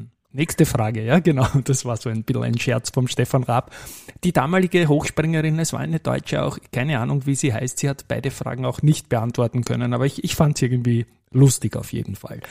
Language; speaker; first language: German; native; German